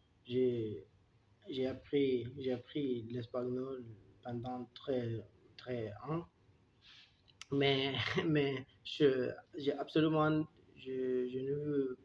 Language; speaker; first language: French; non-native, learner; Turkish